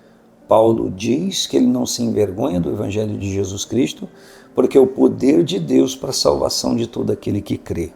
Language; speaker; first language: Portuguese; native; Portuguese